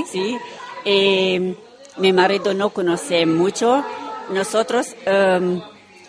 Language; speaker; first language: Spanish; non-native, learner; Romanian